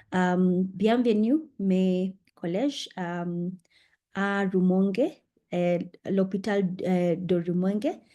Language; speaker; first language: French; non-native, learner; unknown